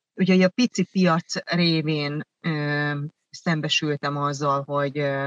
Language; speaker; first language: Hungarian; early bilingual, other home language; German